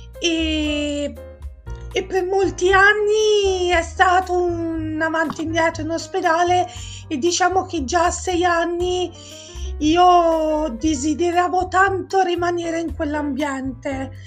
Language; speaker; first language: Italian; native; Italian